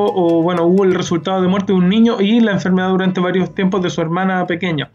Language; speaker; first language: Spanish; native; Spanish